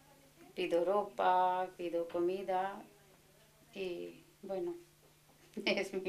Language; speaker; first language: Spanish; non-native, learner; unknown